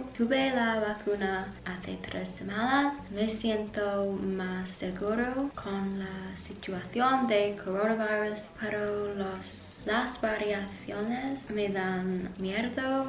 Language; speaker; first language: Spanish; non-native, learner; English